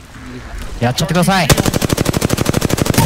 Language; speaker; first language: Japanese; native; Japanese